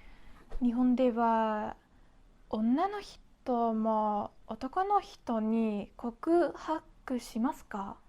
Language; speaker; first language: Japanese; non-native, fluent; Dutch